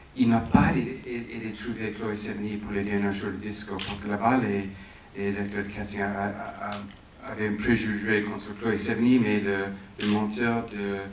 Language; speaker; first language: French; non-native, fluent; English